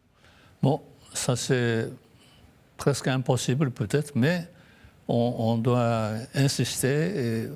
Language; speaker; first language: French; non-native, fluent; Japanese